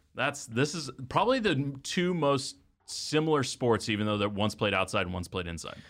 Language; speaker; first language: English; native; English